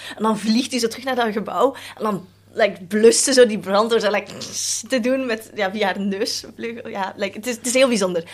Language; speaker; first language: Dutch; early bilingual, other home language; Cantonese